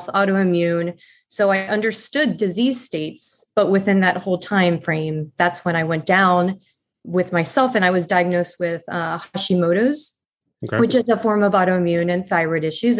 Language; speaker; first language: English; native; English